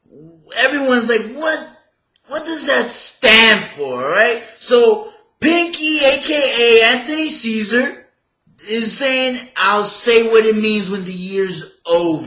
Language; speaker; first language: English; native; English